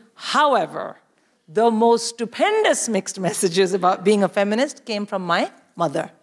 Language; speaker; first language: English; non-native, local second language; Hindi